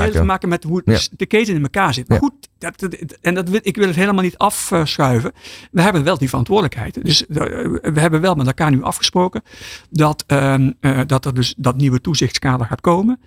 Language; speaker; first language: Dutch; native; Dutch